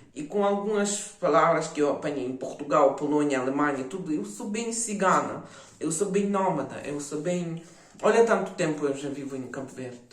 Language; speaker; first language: Portuguese; non-native, local second language; Ukrainian